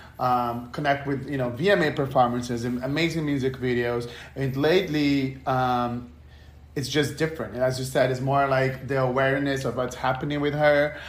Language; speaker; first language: English; non-native, fluent; Portuguese